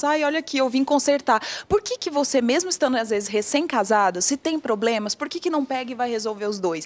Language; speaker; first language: Portuguese; native; Portuguese